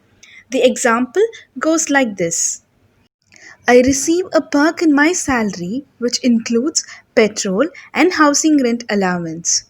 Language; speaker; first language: English; non-native, local second language; Tamil